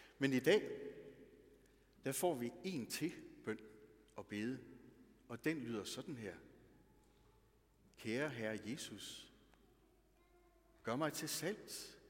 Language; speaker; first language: Danish; native; Danish